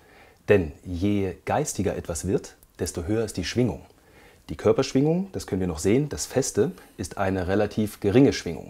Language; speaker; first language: German; native; German